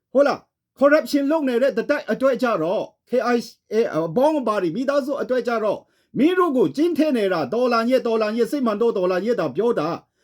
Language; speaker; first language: Burmese; non-native, local second language; Kachin